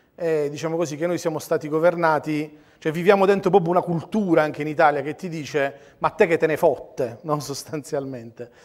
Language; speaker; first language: Italian; native; Italian